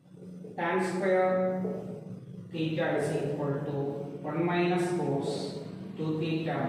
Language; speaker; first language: Malayalam; native; Malayalam